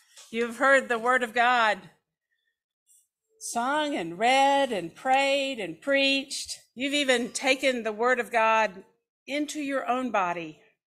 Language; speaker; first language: English; native; English